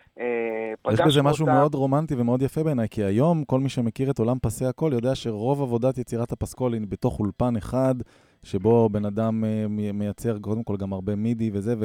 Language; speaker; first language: Hebrew; native; Hebrew